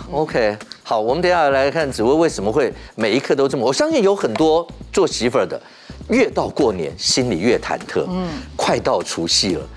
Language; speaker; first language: Chinese; native; Chinese